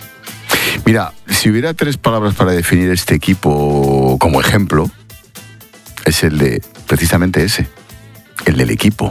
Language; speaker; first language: Spanish; native; Spanish